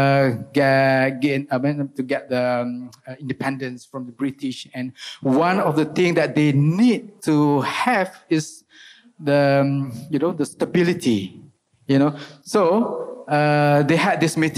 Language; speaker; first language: English; non-native, local second language; Malay